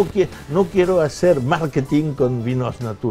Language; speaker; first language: Spanish; non-native, fluent; French